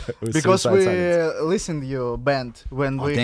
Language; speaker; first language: English; non-native, learner; Russian